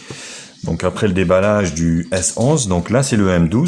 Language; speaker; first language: French; native; French